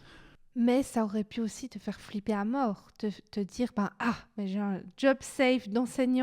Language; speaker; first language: French; native; French